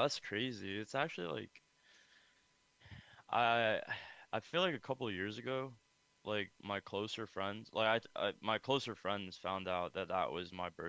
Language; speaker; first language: English; early bilingual, other home language; Khmer